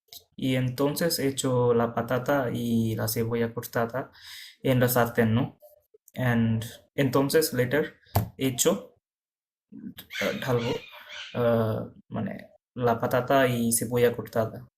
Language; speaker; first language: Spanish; non-native, fluent; Bangla